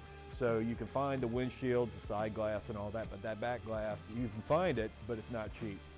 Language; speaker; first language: English; native; English